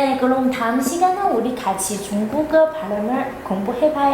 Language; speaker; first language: Korean; non-native, fluent; Chinese